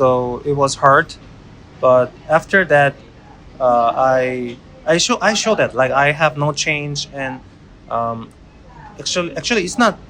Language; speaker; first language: English; non-native, learner; Korean